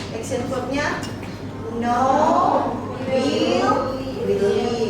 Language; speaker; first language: English; non-native, local second language; Indonesian